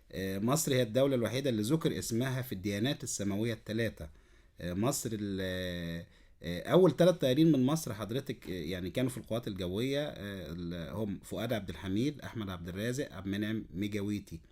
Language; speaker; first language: Arabic; native; Arabic